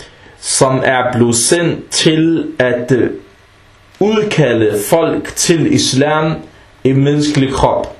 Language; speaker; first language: Danish; early bilingual, other home language; Arabic